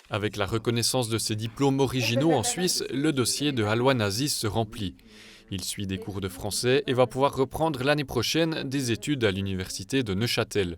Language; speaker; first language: French; native; French